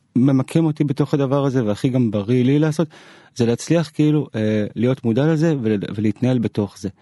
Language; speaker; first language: Hebrew; native; Hebrew